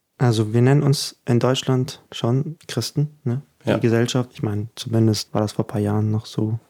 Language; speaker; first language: German; early bilingual, other home language; Ukrainian